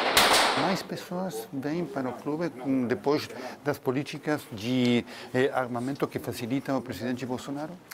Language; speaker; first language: Portuguese; non-native, fluent; Spanish